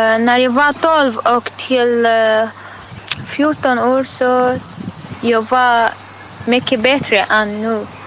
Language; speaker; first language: Swedish; non-native, learner; Arabic